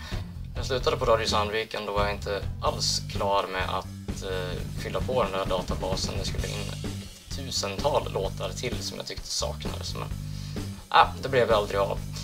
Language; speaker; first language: Swedish; native; Swedish